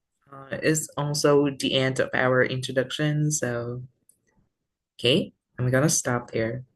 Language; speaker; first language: English; non-native, learner; Vietnamese